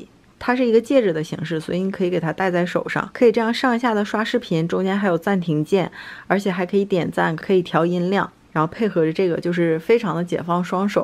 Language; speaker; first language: Chinese; native; Chinese